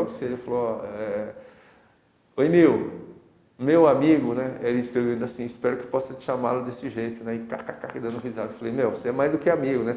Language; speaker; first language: Portuguese; native; Portuguese